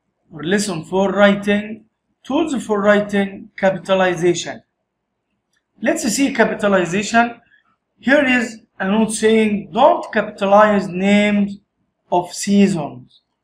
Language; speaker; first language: English; non-native, fluent; Arabic